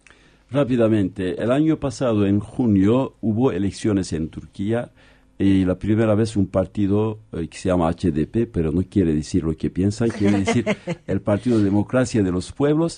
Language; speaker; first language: Spanish; non-native, fluent; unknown